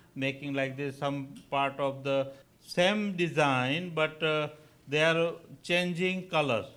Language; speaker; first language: English; non-native, local second language; Kachhi